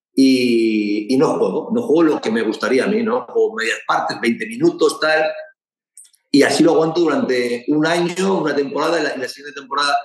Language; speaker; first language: Spanish; native; Spanish